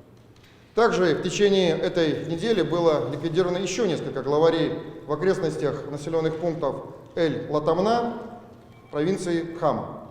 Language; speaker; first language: Russian; native; Russian